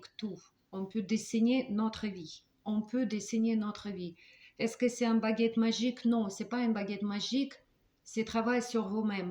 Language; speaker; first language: French; non-native, fluent; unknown